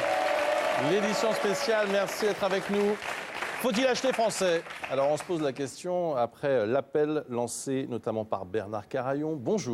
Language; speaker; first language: French; native; French